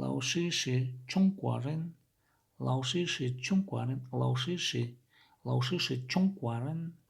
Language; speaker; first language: Chinese; non-native, learner; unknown